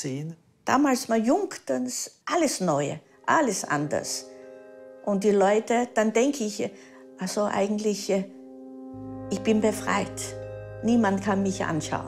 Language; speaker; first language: German; early bilingual, heritage; German